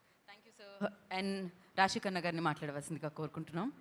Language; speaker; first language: Telugu; native; Telugu